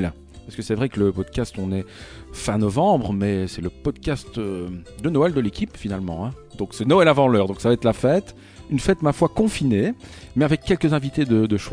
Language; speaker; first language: French; native; French